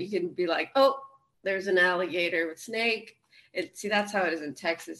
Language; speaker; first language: English; native; English